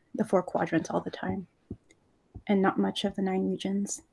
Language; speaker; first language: English; non-native, fluent; Burmese